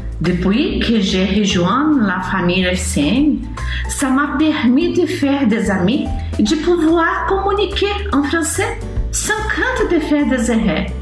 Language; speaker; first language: French; non-native, learner; Portuguese